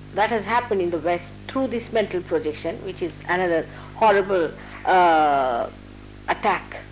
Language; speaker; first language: English; non-native, local second language; Marathi